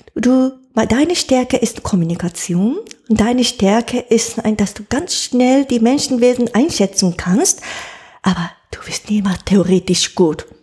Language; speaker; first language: German; non-native, fluent; Japanese